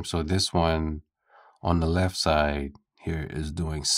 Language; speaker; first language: English; native; English